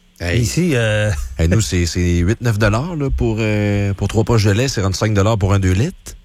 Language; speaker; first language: French; native; French